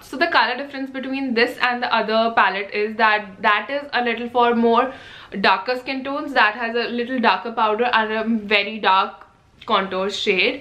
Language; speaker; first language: English; non-native, local second language; Hindi